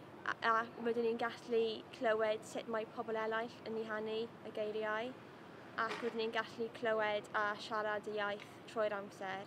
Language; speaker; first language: Welsh; non-native, local second language; English